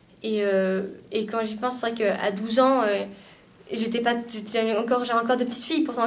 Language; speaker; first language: French; native; French